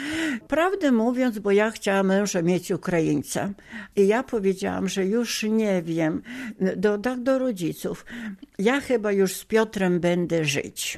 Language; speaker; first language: Polish; non-native, local second language; Ukrainian